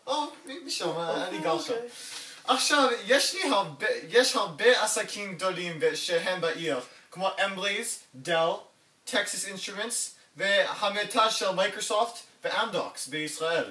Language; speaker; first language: Hebrew; non-native, learner; English